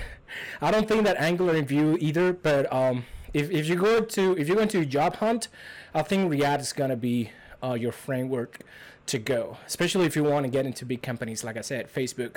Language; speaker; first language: English; non-native, fluent; Spanish